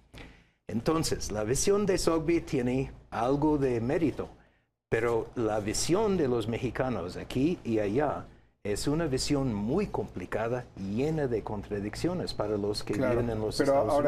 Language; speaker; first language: Spanish; non-native, fluent; English